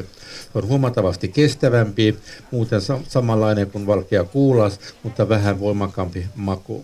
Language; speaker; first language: Finnish; non-native, local second language; Swedish